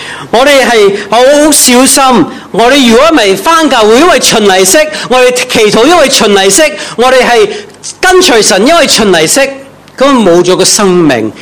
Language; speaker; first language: Cantonese; non-native, fluent; English